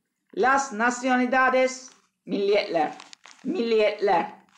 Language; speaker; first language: Spanish; non-native, learner; Turkish